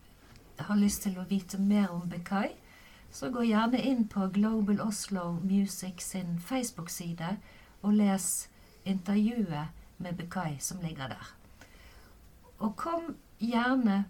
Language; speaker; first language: Norwegian; native; Norwegian